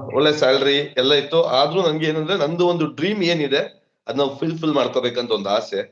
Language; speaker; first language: Kannada; native; Kannada